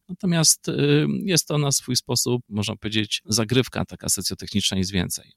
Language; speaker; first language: Polish; native; Polish